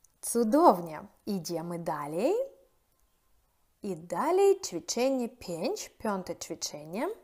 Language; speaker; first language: Polish; non-native, learner; Russian